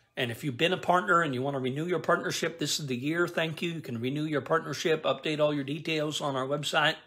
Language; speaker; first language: English; native; English